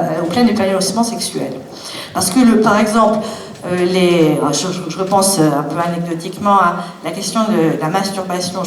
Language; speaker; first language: French; native; French